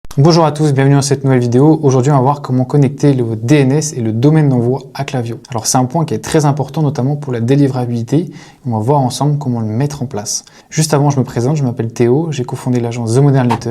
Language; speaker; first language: French; native; French